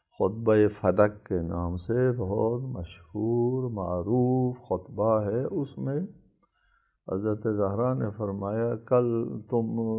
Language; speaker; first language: Urdu; non-native, local second language; Balti